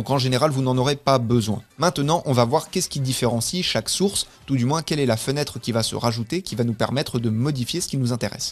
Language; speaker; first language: French; native; French